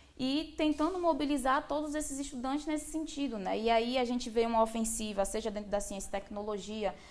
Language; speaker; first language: Portuguese; native; Portuguese